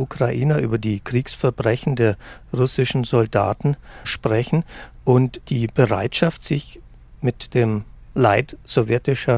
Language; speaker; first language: German; native; German